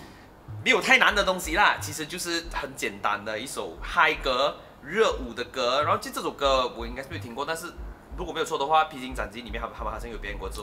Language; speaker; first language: Chinese; native; Chinese